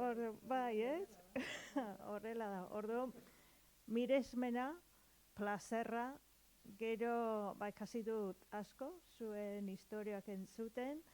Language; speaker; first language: Basque; non-native, learner; English